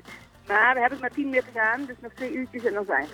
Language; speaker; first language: Dutch; native; Dutch